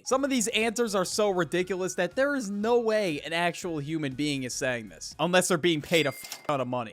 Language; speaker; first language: English; native; English